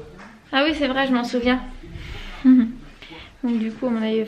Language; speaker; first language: French; native; French